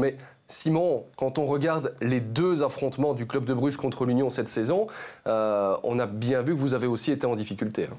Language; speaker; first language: French; native; French